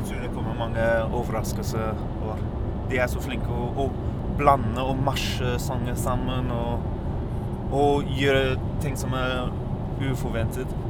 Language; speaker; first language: Norwegian; non-native, fluent; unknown